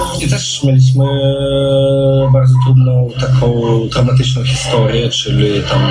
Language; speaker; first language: Polish; non-native, fluent; Russian